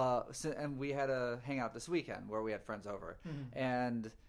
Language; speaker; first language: English; native; English